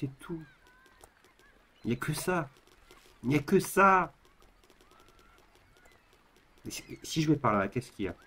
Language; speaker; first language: French; native; French